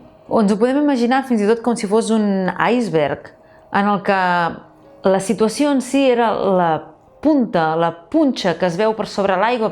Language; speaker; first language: Catalan; native; Catalan